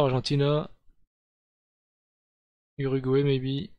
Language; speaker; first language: English; non-native, learner; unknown